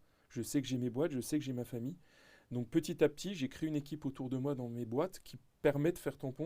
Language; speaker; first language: French; native; French